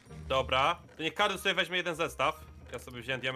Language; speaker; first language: Polish; native; Polish